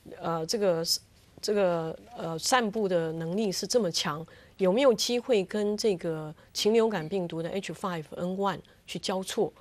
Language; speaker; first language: Chinese; native; Chinese